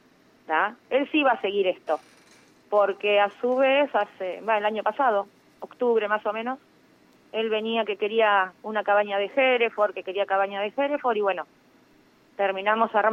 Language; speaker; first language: Spanish; native; Spanish